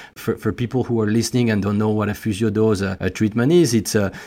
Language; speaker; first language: English; non-native, fluent; French